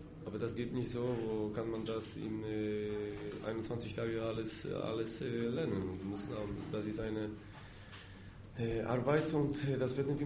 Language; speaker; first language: German; non-native, fluent; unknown